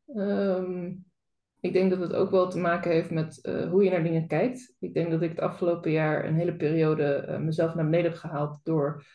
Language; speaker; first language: Dutch; native; Dutch